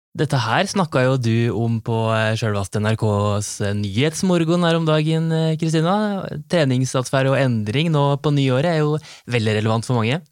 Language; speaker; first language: Norwegian; native; Norwegian